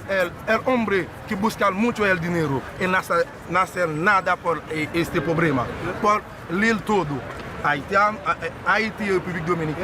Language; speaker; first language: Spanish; non-native, learner; Haitian Creole